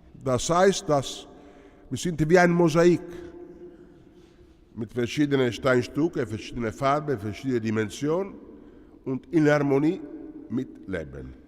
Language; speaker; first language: German; non-native, learner; Italian